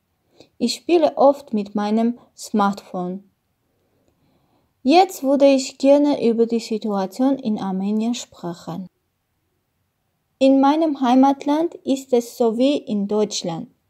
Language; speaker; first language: German; non-native, learner; Armenian